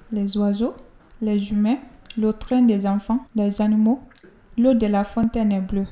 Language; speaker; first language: French; non-native, learner; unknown